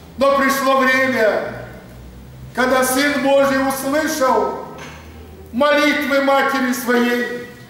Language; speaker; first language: Russian; non-native, local second language; Ukrainian